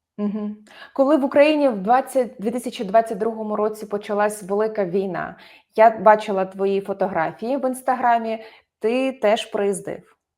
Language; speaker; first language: Ukrainian; native; Ukrainian